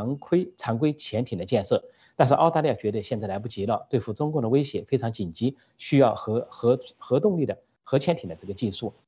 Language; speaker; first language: Chinese; native; Chinese